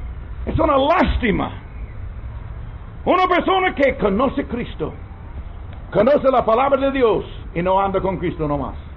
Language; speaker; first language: Spanish; non-native, fluent; English